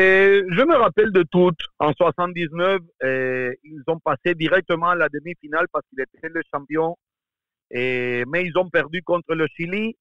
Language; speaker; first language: French; non-native, fluent; Spanish